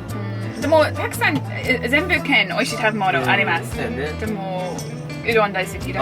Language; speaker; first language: Japanese; non-native, learner; English